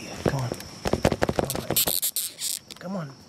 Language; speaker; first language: English; native; English